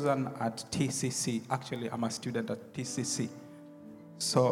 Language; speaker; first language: English; non-native, local second language; Luo (Kenya and Tanzania)